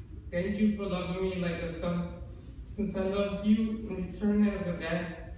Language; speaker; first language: English; early bilingual, other home language; Spanish